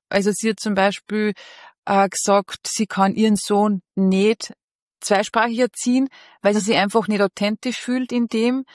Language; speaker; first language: German; early bilingual, other home language; Bosnian